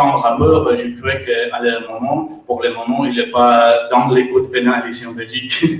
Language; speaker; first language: French; non-native, learner; Catalan